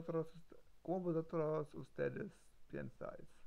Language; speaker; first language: Spanish; non-native, learner; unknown